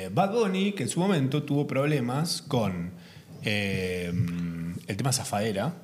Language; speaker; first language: Spanish; native; Spanish